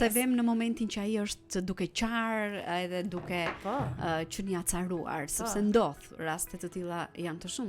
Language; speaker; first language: Albanian; native; Albanian